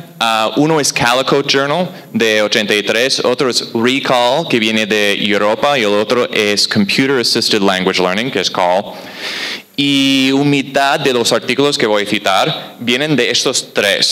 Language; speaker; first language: Spanish; non-native, fluent; English